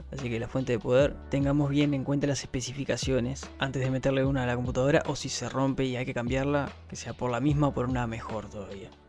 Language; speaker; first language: Spanish; native; Spanish